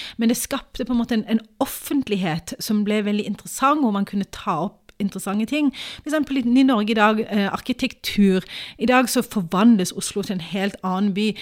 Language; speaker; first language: Norwegian; early bilingual, other home language; Urdu